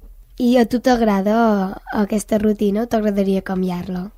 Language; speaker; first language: Catalan; early bilingual, other home language; Arabic